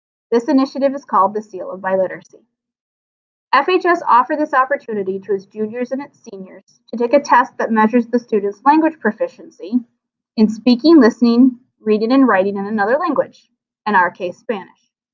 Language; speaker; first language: English; native; English